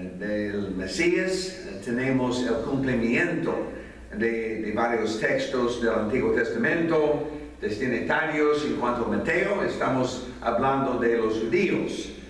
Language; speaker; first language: Spanish; non-native, fluent; English